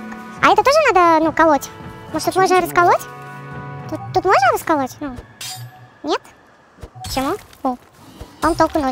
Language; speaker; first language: Russian; native; Russian